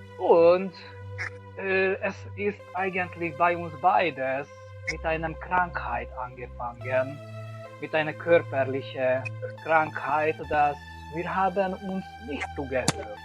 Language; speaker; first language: German; non-native, learner; Hungarian